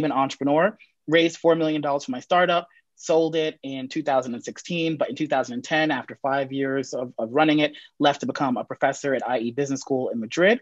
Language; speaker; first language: English; native; English